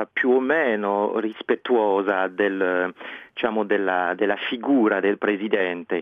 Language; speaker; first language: Italian; non-native, fluent; French